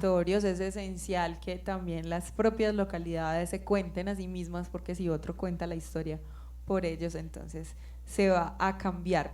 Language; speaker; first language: Spanish; native; Spanish